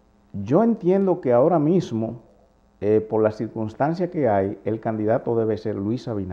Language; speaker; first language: Spanish; native; Spanish